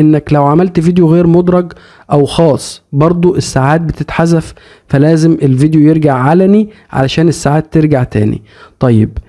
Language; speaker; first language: Arabic; native; Arabic